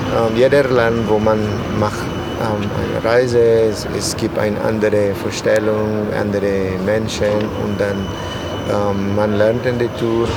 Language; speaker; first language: German; non-native, learner; Spanish